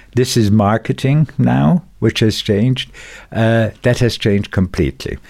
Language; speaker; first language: English; non-native, fluent; German